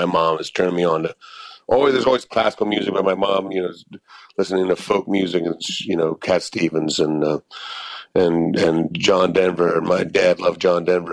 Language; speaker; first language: English; native; English